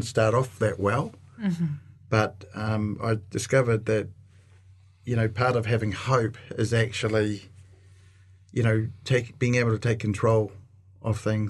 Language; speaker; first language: English; native; English